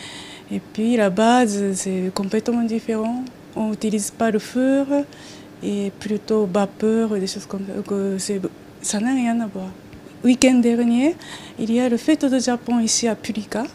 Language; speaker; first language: French; non-native, learner; Japanese